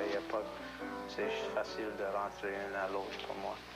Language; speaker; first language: French; non-native, local second language; English